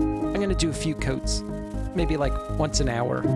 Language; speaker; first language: English; native; English